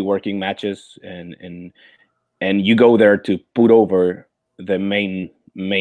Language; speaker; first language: English; non-native, fluent; Spanish